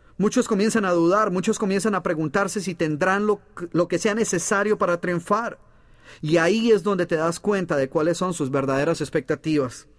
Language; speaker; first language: Spanish; native; Spanish